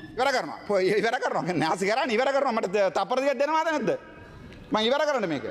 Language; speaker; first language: Sinhala; non-native, local second language; Tamil